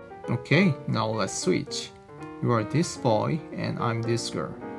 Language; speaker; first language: English; non-native, fluent; Korean